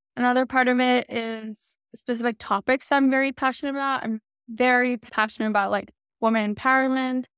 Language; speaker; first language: English; early bilingual, other home language; Hindi